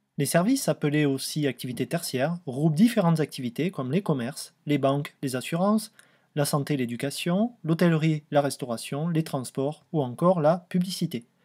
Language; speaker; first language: French; native; French